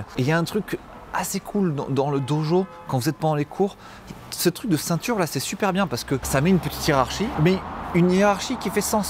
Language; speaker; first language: French; native; French